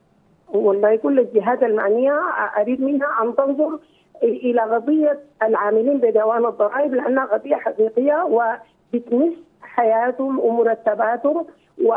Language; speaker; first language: Arabic; native; Arabic